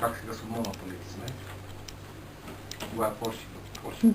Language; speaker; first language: Bulgarian; non-native, learner; Finnish